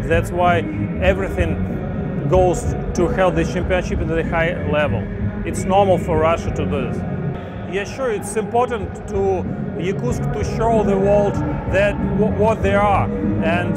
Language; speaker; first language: English; non-native, learner; Russian